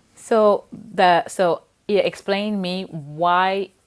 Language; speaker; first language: English; non-native, fluent; French